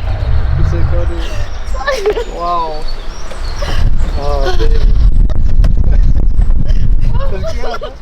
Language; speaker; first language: Danish; early bilingual, other home language; Tamil